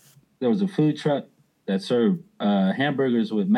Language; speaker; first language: English; early bilingual, other home language; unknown